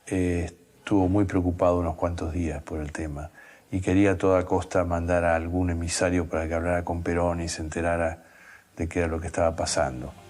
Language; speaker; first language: Spanish; native; Spanish